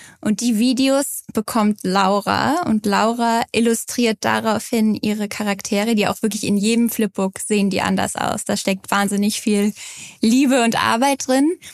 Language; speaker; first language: German; native; German